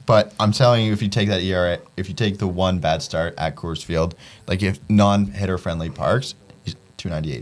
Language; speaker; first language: English; native; English